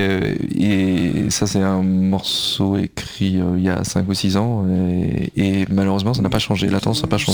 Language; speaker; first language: French; native; French